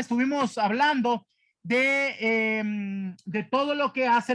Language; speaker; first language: Spanish; native; Spanish